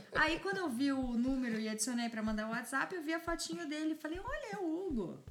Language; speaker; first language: Portuguese; native; Portuguese